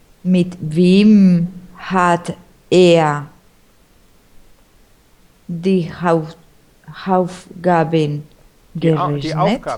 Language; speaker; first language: German; non-native, learner; Spanish